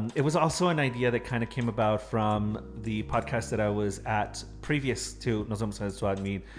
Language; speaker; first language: English; early bilingual, other home language; Spanish